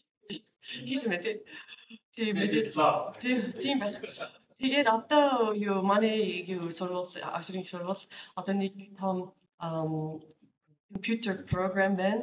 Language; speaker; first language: Mongolian; non-native, fluent; English